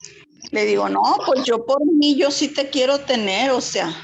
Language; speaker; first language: Spanish; native; Spanish